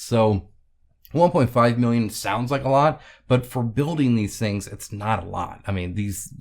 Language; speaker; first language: English; native; English